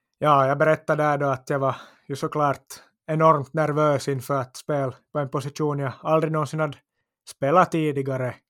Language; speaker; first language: Swedish; native; Swedish